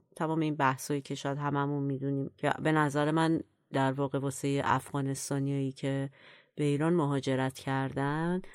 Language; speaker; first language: Persian; native; Persian